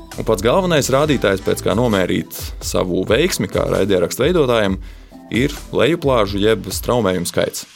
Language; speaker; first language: Latvian; native; Latvian